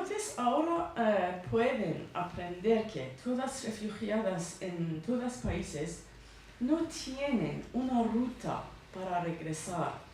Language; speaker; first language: Spanish; non-native, learner; Persian